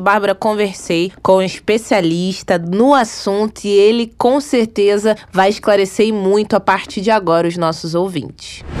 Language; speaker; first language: Portuguese; native; Portuguese